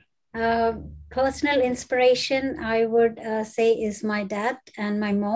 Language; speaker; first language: English; non-native, local second language; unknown